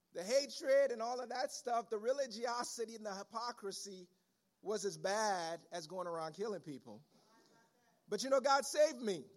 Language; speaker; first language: English; early bilingual, other home language; Haitian Creole